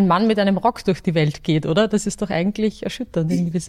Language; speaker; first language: German; native; German